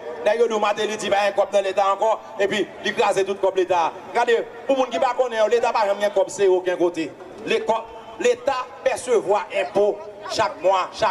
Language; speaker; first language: French; non-native, local second language; Haitian Creole